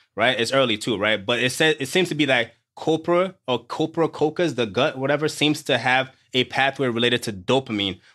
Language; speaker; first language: English; native; English